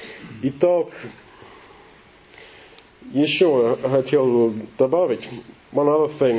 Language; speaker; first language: Russian; non-native, learner; English